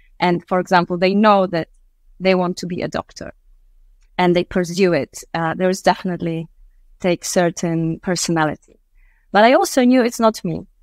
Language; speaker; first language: English; non-native, fluent; Polish